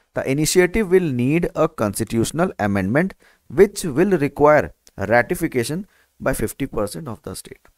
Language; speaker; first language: English; non-native, local second language; Bangla